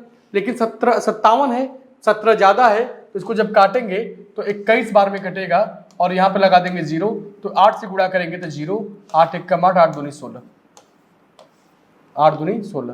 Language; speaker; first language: Hindi; native; Hindi